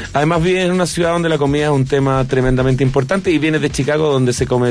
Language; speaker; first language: Spanish; native; Spanish